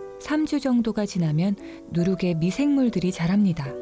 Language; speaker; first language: Korean; native; Korean